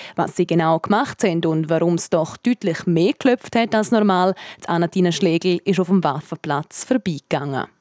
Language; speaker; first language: German; native; German